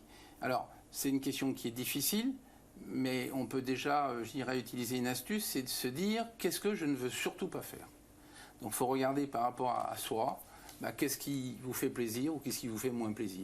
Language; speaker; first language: French; native; French